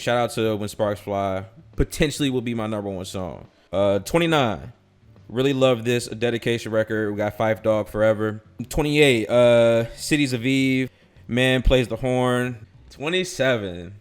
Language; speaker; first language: English; native; English